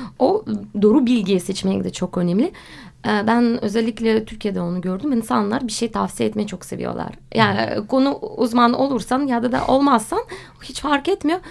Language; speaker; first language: Turkish; non-native, fluent; Russian